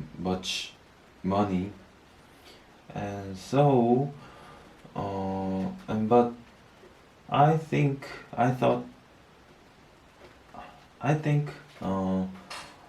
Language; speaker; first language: English; non-native, learner; Korean